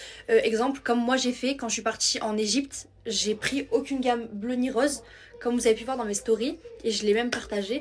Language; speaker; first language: French; native; French